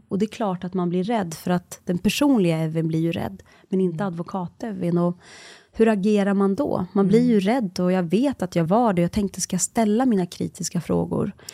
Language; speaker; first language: Swedish; early bilingual, other home language; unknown